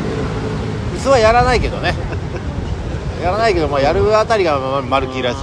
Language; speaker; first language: Japanese; native; Japanese